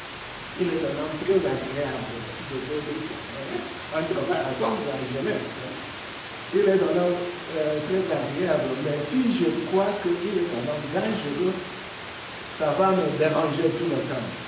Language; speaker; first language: French; non-native, learner; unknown